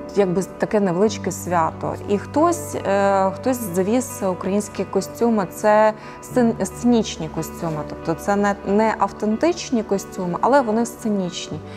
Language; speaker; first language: Ukrainian; native; Ukrainian